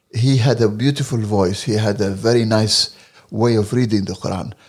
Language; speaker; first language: English; non-native, fluent; Arabic